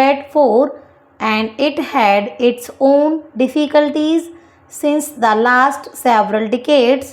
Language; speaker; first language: English; non-native, local second language; Hindi